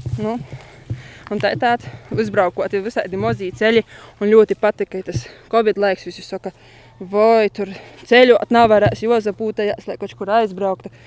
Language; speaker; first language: Latvian; native; Latvian